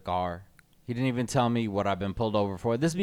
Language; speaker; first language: English; native; English